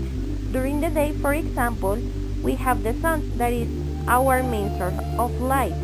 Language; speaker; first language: English; non-native, fluent; Spanish